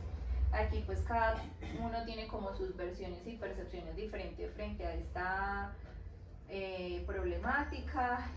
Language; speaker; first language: Spanish; native; Spanish